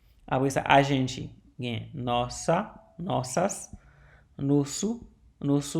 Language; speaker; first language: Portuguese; non-native, learner; Haitian Creole